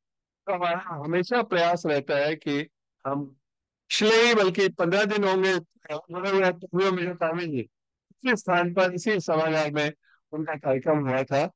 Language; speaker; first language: Hindi; native; Hindi